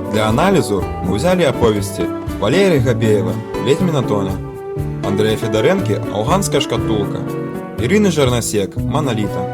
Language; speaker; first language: Belarusian; native; Belarusian